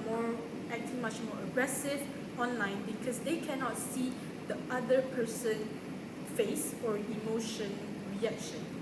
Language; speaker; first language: English; non-native, local second language; Malay